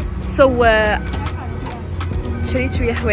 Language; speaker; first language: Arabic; native; Arabic